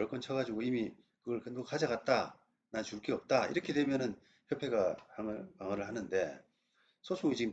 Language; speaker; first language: Korean; native; Korean